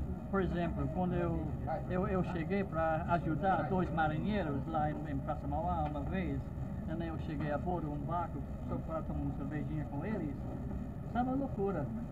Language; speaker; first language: Portuguese; non-native, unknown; English